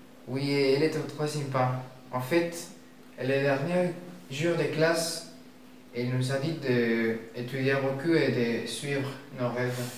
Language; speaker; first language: French; non-native, learner; Spanish